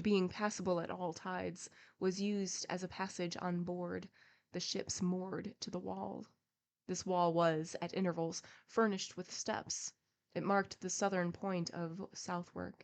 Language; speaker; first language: English; native; English